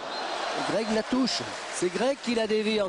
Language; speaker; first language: French; native; French